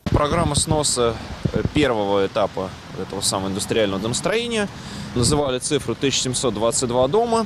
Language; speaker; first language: Russian; native; Russian